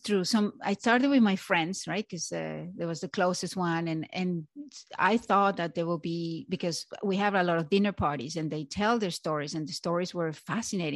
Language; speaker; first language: English; non-native, fluent; Spanish